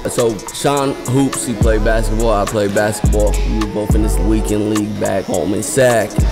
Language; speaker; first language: English; native; English